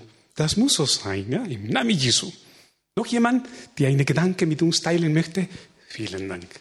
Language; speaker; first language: German; non-native, fluent; Spanish